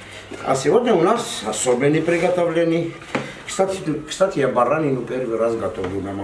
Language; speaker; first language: Russian; non-native, fluent; Armenian